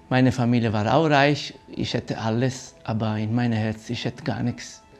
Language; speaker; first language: German; non-native, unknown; Italian